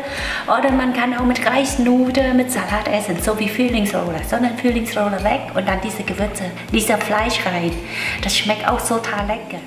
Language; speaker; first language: German; non-native, learner; Vietnamese